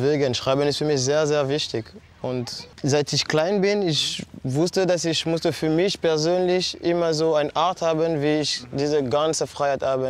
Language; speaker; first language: German; non-native, fluent; French